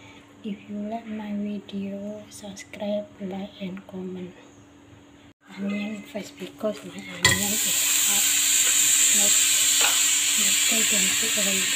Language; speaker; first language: English; non-native, learner; Indonesian